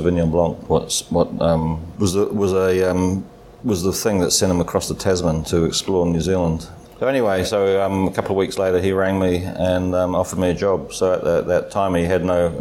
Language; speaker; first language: English; native; English